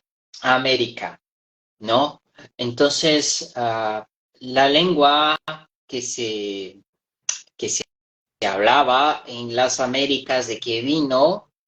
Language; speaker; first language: Spanish; non-native, fluent; Portuguese